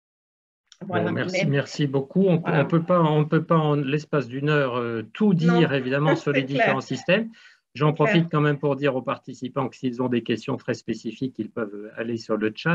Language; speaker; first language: French; native; French